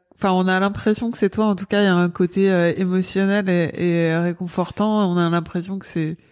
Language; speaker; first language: French; native; French